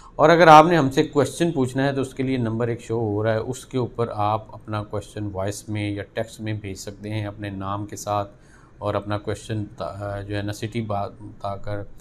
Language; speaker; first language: Urdu; non-native, local second language; Punjabi